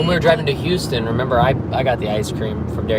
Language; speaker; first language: English; native; English